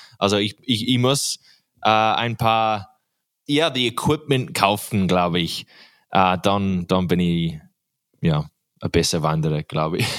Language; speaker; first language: German; non-native, learner; English